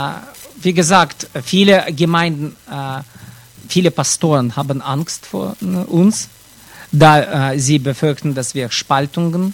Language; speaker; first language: German; non-native, fluent; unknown